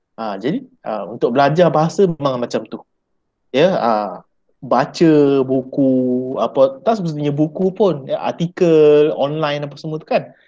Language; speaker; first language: Malay; native; Malay